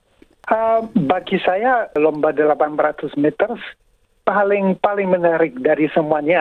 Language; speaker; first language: Indonesian; non-native, fluent; English